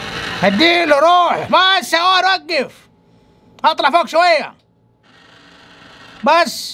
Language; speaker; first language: Arabic; native; Arabic